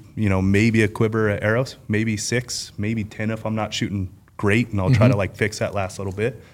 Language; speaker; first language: English; native; English